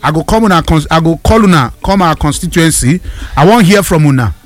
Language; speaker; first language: Nigerian Pidgin; non-native, local second language; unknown